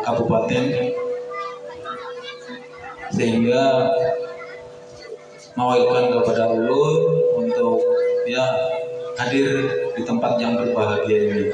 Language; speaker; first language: Indonesian; non-native, local second language; Banjar